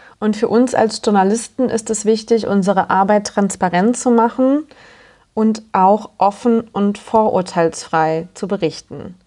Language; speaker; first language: German; native; German